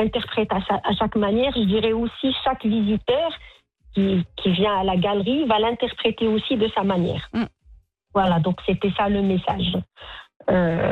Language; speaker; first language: French; non-native, local second language; Arabic